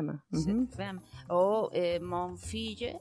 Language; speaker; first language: French; non-native, learner; Spanish